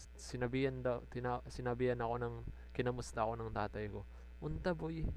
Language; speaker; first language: Filipino; non-native, local second language; Bikol